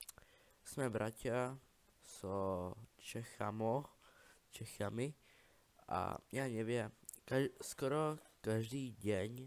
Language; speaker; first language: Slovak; non-native, learner; Czech